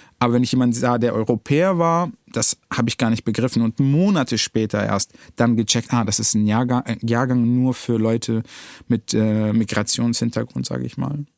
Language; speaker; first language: German; early bilingual, other home language; Arabic